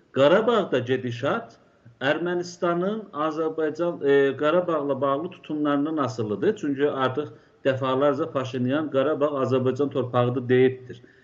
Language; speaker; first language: Azerbaijani; native; Azerbaijani